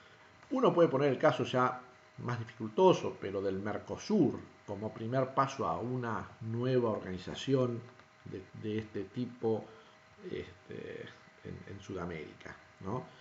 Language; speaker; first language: Spanish; native; Spanish